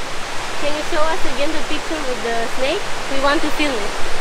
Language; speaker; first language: English; non-native, fluent; Romanian